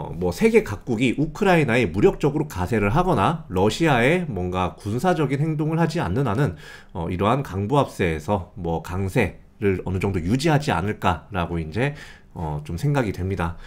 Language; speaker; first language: Korean; native; Korean